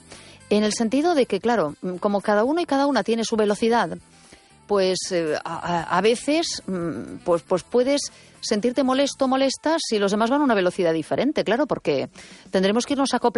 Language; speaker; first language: Spanish; native; Spanish